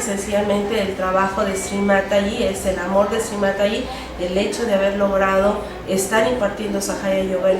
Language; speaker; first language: Spanish; native; Spanish